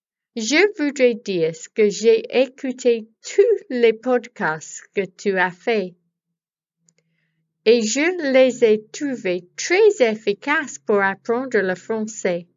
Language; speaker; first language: French; non-native, learner; English